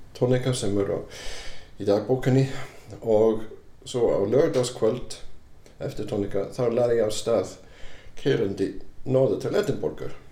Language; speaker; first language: Icelandic; non-native, fluent; English